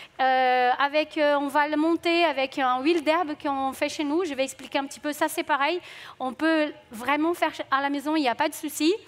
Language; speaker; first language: French; non-native, fluent; Portuguese